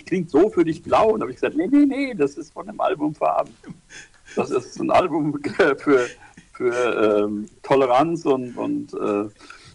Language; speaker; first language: German; native; German